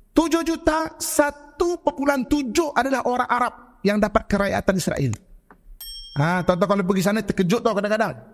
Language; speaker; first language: Malay; native; Malay